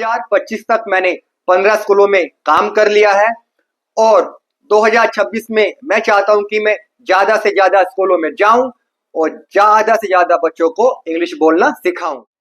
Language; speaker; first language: Hindi; native; Hindi